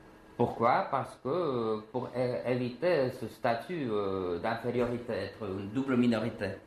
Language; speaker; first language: French; non-native, fluent; Slovak